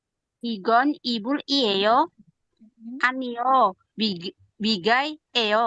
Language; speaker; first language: Korean; non-native, learner; Indonesian